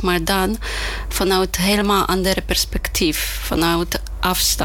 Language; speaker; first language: Dutch; non-native, fluent; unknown